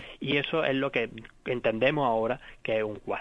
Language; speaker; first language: Spanish; native; Spanish